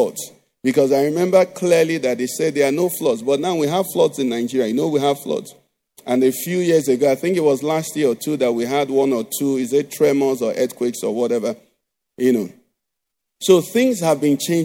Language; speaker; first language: English; non-native, local second language; Igbo